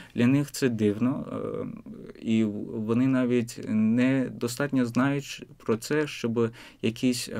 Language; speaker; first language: Ukrainian; non-native, fluent; Azerbaijani